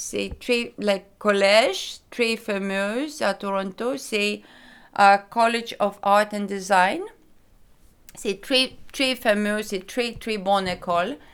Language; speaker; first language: French; non-native, learner; Lithuanian